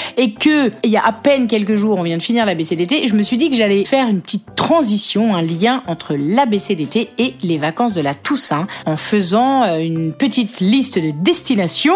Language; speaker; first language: French; native; French